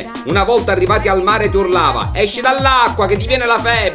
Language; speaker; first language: Italian; native; Italian